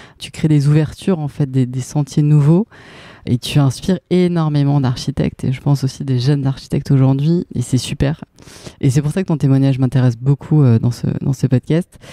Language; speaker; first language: French; native; French